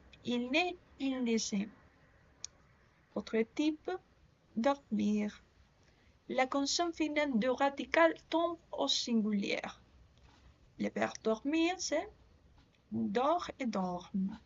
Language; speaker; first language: French; non-native, learner; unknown